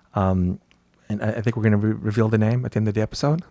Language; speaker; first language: English; native; English